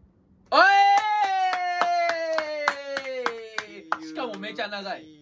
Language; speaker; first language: Japanese; native; Japanese